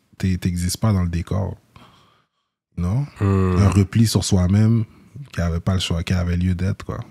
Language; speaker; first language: French; early bilingual, other home language; Haitian Creole